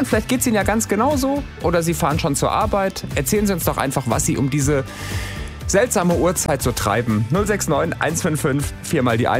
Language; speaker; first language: German; native; German